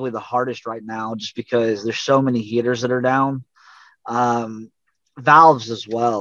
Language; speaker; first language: English; native; English